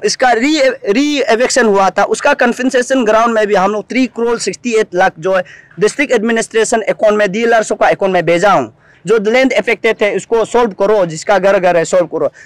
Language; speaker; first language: Hindi; non-native, local second language; Nyishi